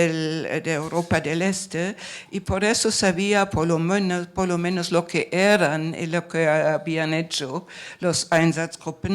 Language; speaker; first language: Spanish; non-native, fluent; German